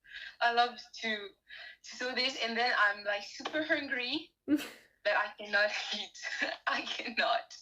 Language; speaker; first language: English; non-native, learner; French